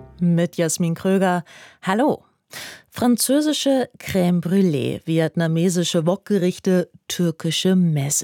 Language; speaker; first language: German; native; German